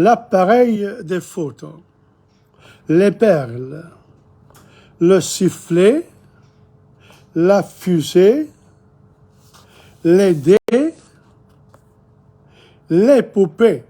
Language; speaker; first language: French; non-native, fluent; English